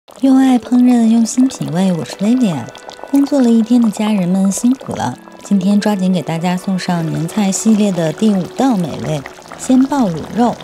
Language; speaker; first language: Chinese; native; Chinese